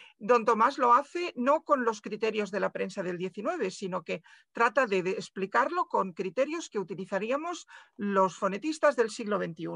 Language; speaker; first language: Spanish; non-native, local second language; Catalan